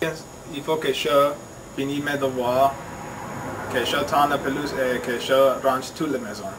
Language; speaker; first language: French; non-native, learner; English